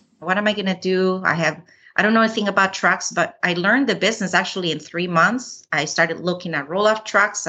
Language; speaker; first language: English; non-native, fluent; Spanish